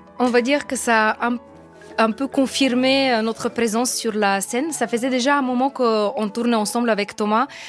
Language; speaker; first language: French; non-native, fluent; Bulgarian